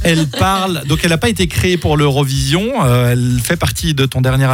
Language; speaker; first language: French; native; French